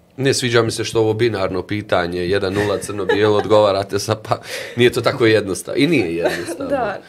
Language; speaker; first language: Bosnian; native; Bosnian